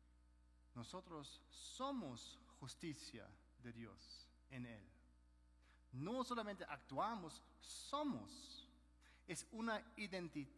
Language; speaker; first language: Spanish; non-native, fluent; German